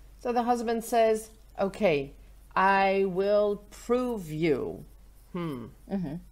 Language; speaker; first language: English; non-native, fluent; Vietnamese